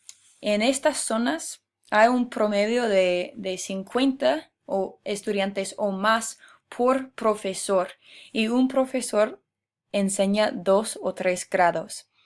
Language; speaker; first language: Spanish; non-native, fluent; English